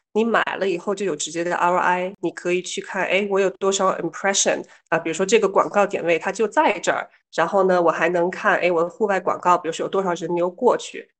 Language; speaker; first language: Chinese; early bilingual, heritage; Chinese